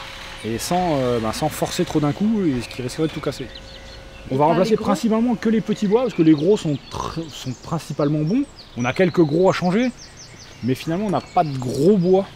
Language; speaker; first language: French; native; French